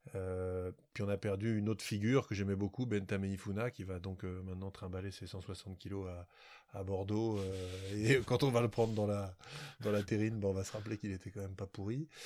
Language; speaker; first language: French; native; French